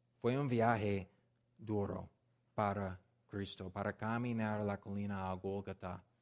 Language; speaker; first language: Spanish; non-native, learner; English